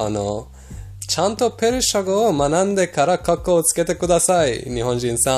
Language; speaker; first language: Japanese; non-native, fluent; Persian